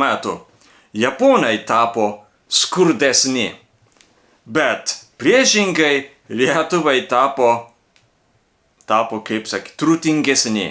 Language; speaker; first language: Lithuanian; non-native, learner; Japanese